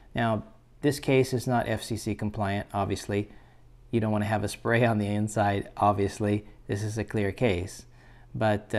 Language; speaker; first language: English; native; English